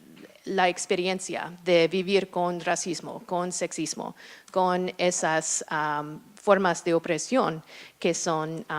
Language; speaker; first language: Spanish; non-native, fluent; English